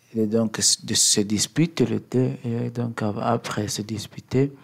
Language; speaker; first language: French; non-native, learner; English